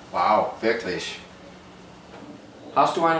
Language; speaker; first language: German; non-native, learner; English